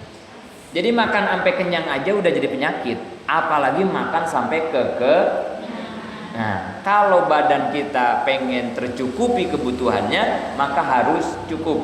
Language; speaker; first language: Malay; non-native, local second language; Sundanese